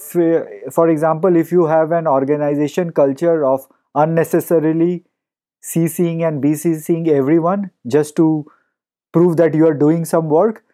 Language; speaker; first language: English; non-native, local second language; Hindi